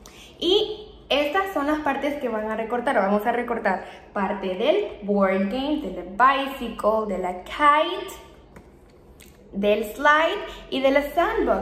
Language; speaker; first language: Spanish; native; Spanish